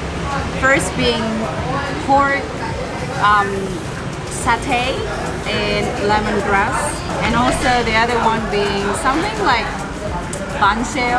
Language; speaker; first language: English; non-native, fluent; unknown